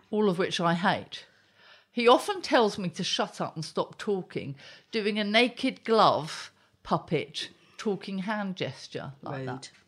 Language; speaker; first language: English; native; English